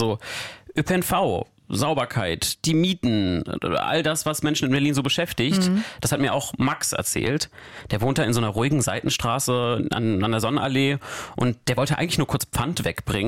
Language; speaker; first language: German; native; German